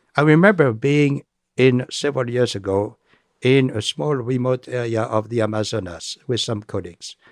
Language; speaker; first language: English; non-native, fluent; French